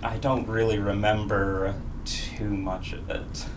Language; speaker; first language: English; native; English